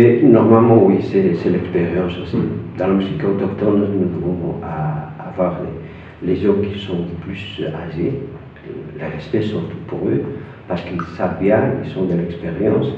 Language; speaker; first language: French; non-native, fluent; Spanish